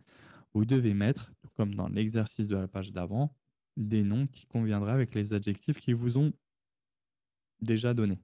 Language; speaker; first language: French; native; French